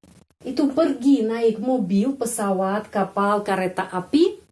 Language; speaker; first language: Indonesian; non-native, fluent; Russian